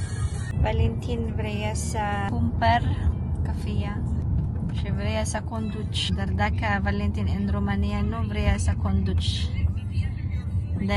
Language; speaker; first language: Romanian; non-native, learner; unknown